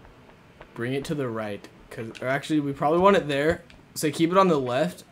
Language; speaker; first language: English; native; English